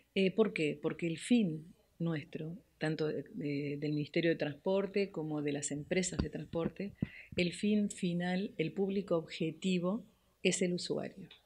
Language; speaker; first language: Spanish; native; Spanish